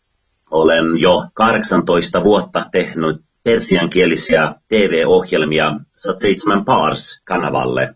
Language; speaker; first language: Finnish; non-native, fluent; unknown